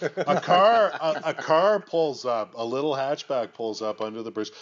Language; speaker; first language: English; native; English